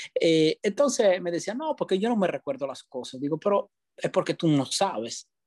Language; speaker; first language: Spanish; non-native, fluent; Italian